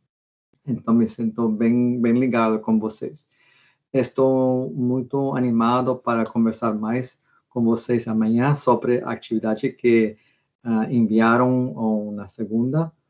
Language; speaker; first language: Portuguese; non-native, fluent; Spanish